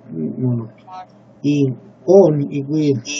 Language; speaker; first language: English; non-native, learner; Spanish